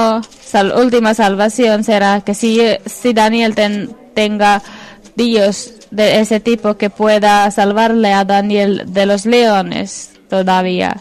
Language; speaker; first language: Spanish; non-native, fluent; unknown